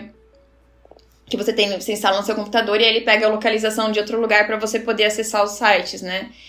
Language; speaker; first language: Portuguese; native; Portuguese